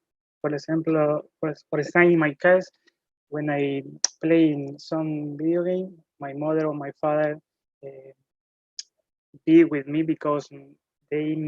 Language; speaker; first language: English; non-native, learner; Spanish